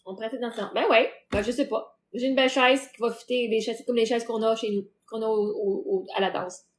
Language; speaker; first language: French; native; French